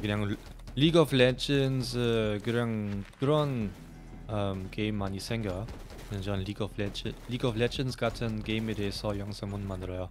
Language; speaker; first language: Korean; non-native, fluent; German